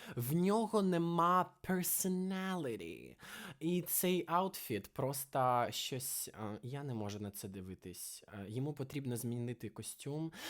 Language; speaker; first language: Ukrainian; non-native, fluent; Russian